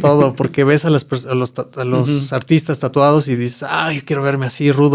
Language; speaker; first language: Spanish; native; Spanish